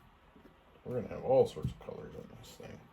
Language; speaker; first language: English; native; English